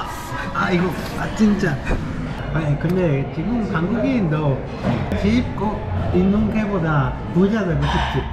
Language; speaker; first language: Korean; non-native, learner; Spanish